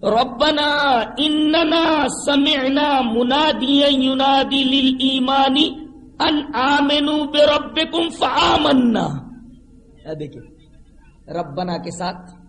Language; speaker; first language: Urdu; native; Urdu